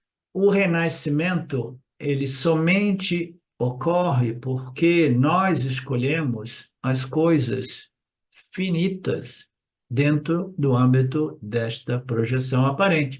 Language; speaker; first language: Portuguese; native; Portuguese